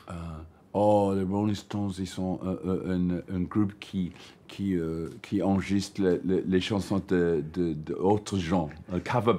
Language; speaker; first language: French; non-native, learner; English